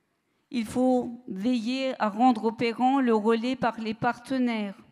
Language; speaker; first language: French; native; French